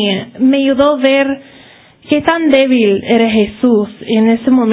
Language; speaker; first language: Spanish; early bilingual, heritage; Spanish